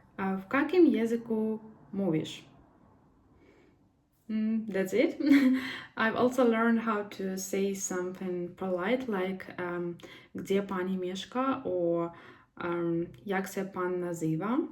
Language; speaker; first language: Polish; non-native, learner; Ukrainian